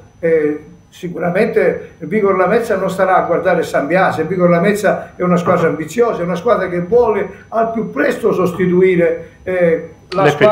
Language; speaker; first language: Italian; native; Italian